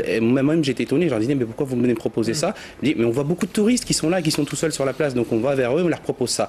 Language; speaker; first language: French; native; French